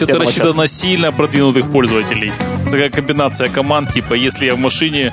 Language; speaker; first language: Russian; native; Russian